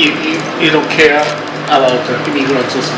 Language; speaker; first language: English; non-native, learner; Japanese